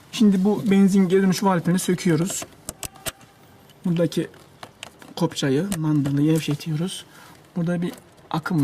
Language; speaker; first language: Turkish; native; Turkish